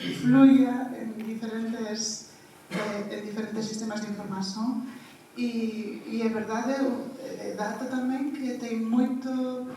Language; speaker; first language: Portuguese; non-native, fluent; Spanish